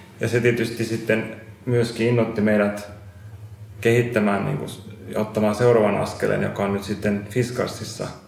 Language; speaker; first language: Finnish; non-native, local second language; Swedish